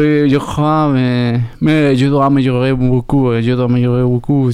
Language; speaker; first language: French; non-native, learner; Spanish